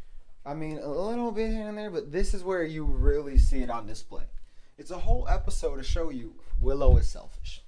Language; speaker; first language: English; native; English